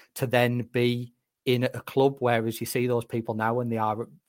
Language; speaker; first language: English; native; English